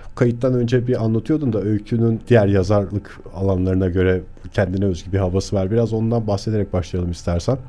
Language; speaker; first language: Turkish; native; Turkish